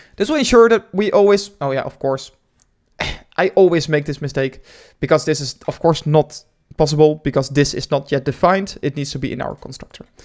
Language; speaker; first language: English; non-native, fluent; Dutch